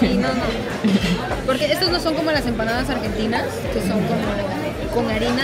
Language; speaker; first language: Spanish; native; Spanish